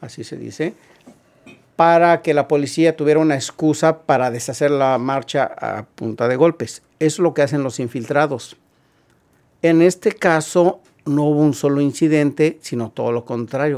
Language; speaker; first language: Spanish; native; Spanish